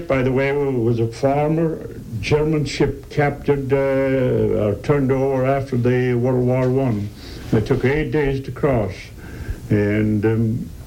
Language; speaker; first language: English; native; English